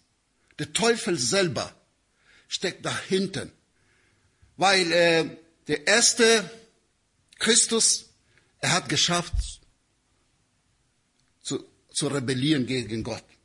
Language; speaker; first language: German; non-native, learner; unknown